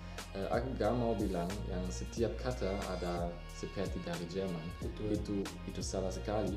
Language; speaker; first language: Indonesian; non-native, learner; German